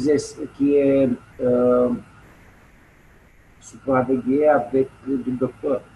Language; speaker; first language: French; non-native, learner; Romanian